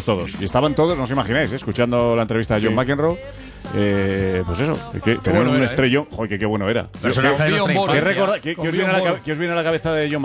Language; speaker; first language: Spanish; native; Spanish